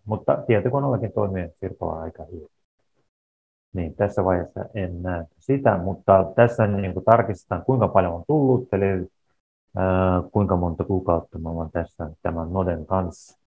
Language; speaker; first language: Finnish; non-native, learner; Russian